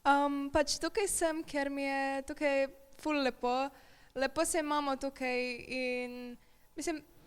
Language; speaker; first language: Slovenian; early bilingual, other home language; Serbian